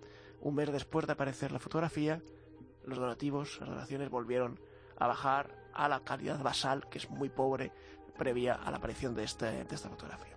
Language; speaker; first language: Spanish; native; Spanish